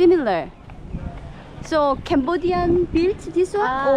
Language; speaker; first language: English; non-native, learner; Korean